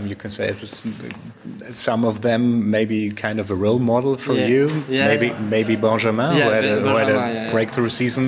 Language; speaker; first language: English; non-native, fluent; German